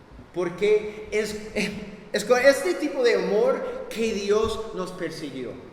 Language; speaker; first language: Spanish; non-native, fluent; English